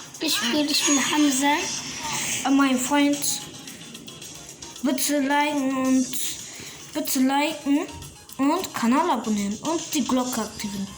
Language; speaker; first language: German; early bilingual, other home language; Turkish